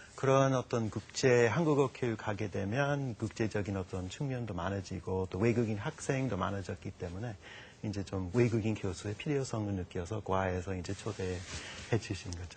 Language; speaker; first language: Korean; non-native, fluent; English